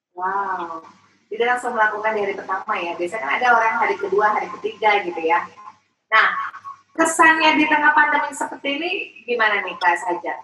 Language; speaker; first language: Indonesian; native; Indonesian